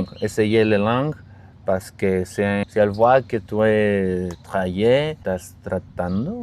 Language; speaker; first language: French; non-native, learner; Spanish